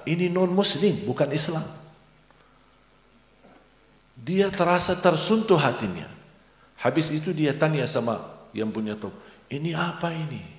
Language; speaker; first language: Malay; non-native, fluent; Arabic